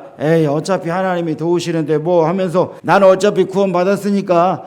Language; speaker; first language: Korean; native; Korean